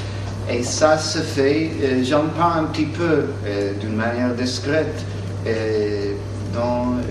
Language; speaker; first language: French; non-native, fluent; English